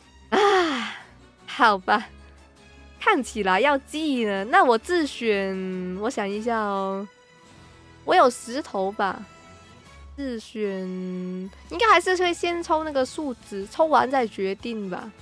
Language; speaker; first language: Chinese; native; Chinese